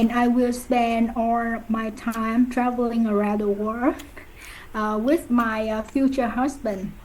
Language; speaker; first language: English; non-native, learner; Vietnamese